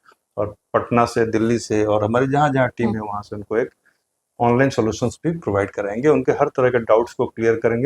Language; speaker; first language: Hindi; native; Hindi